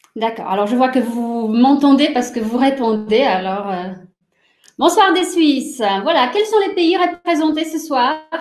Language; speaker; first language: French; non-native, fluent; Polish